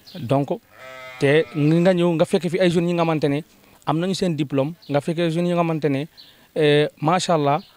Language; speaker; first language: Wolof; non-native, local second language; Fula